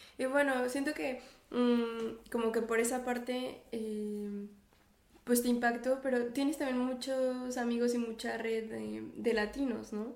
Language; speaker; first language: Spanish; native; Spanish